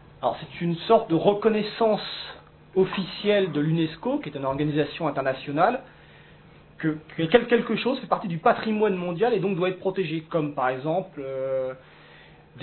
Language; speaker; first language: French; native; French